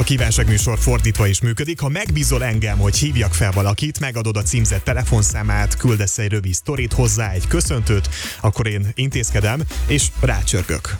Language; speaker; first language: Hungarian; native; Hungarian